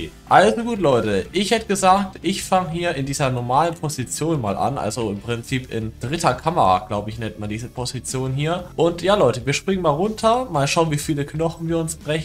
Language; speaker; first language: German; native; German